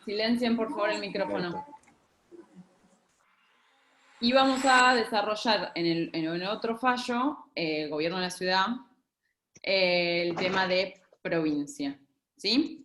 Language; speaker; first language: Spanish; native; Spanish